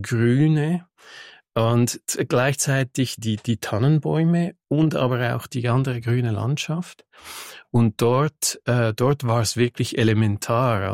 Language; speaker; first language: German; non-native, fluent; French